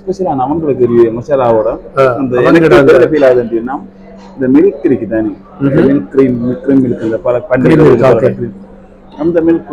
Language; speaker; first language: Tamil; native; Tamil